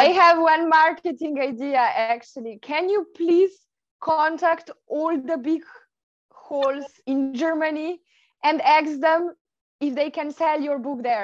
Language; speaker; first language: English; non-native, fluent; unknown